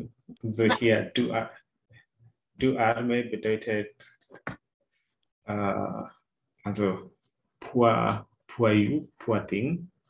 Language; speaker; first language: German; non-native, fluent; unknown